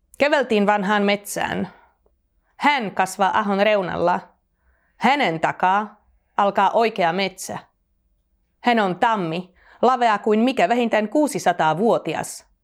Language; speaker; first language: Finnish; non-native, fluent; Slovak